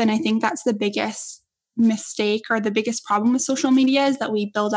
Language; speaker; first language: English; native; English